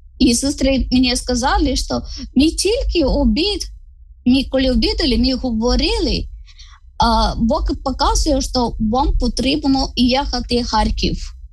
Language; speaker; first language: Ukrainian; non-native, fluent; Malayalam